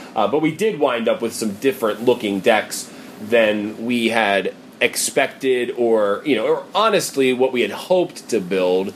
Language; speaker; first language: English; native; English